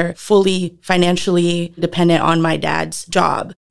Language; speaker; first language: English; early bilingual, other home language; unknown